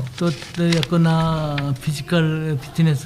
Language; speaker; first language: Czech; non-native, learner; Korean